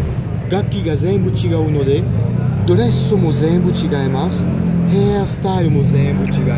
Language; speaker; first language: Japanese; non-native, fluent; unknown